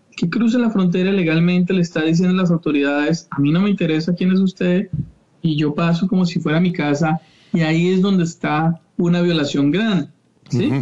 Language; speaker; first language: Spanish; native; Spanish